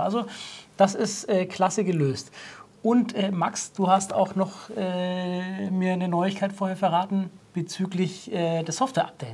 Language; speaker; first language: German; native; German